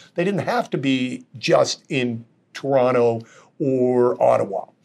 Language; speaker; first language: English; native; English